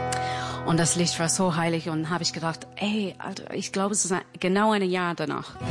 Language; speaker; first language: German; non-native, learner; English